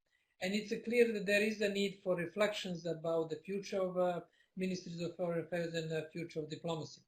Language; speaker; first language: English; non-native, fluent; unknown